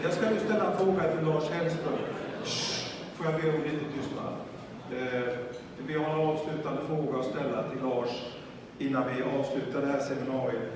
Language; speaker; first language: Swedish; native; Swedish